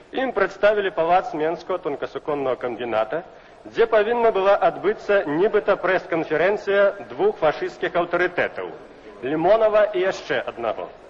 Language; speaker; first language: Belarusian; native; Belarusian